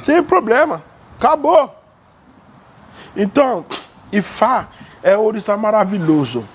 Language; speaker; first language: Portuguese; non-native, learner; Yoruba